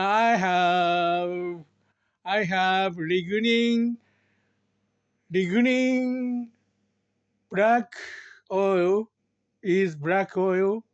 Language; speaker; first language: English; non-native, learner; Japanese